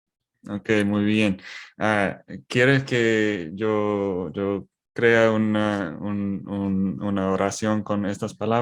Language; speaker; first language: Spanish; non-native, learner; English